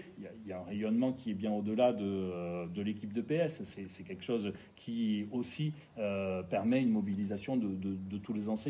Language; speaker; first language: French; native; French